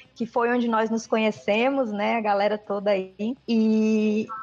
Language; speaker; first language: Portuguese; native; Portuguese